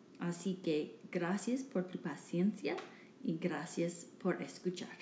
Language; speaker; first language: Spanish; non-native, learner; English